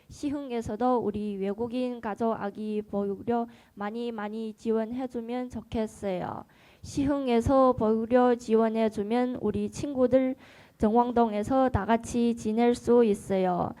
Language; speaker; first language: Korean; non-native, learner; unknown